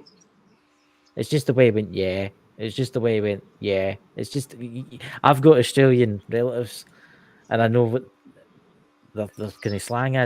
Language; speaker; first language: English; native; English